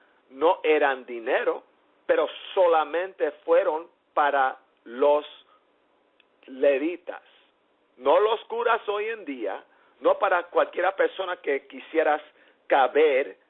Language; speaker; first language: Spanish; early bilingual, heritage; English